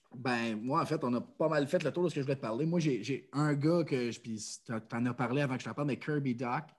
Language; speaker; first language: French; native; French